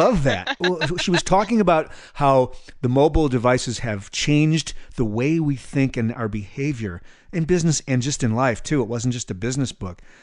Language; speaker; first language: English; native; English